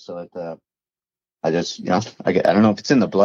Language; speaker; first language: English; native; English